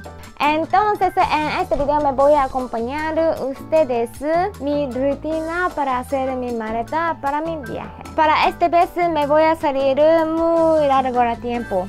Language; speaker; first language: Spanish; non-native, learner; Japanese